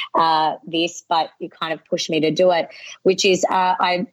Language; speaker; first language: English; native; English